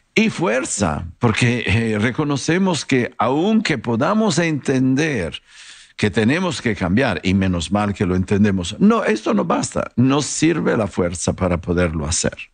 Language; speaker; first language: Spanish; non-native, fluent; Italian